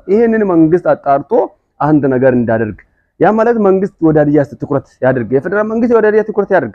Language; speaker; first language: Amharic; non-native, local second language; Hadiyya